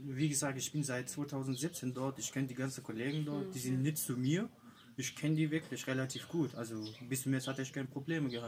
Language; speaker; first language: German; non-native, fluent; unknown